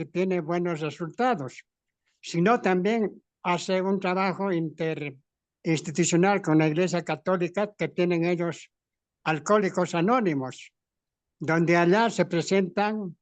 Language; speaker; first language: Spanish; native; Spanish